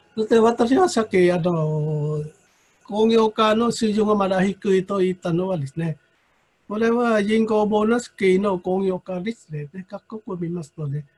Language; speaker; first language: Japanese; non-native, fluent; Vietnamese